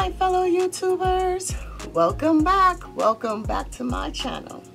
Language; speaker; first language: English; native; English